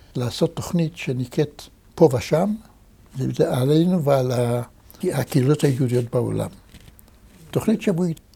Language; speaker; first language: Hebrew; native; Hebrew